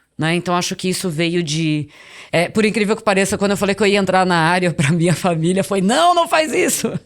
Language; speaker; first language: Portuguese; native; Portuguese